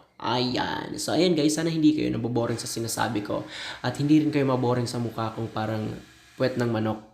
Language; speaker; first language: Filipino; non-native, local second language; Bikol